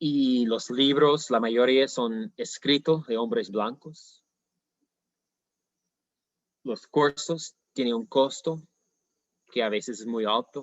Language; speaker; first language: Spanish; non-native, fluent; English